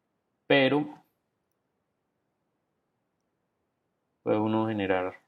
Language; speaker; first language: Spanish; native; Spanish